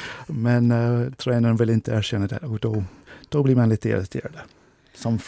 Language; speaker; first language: Swedish; non-native, fluent; English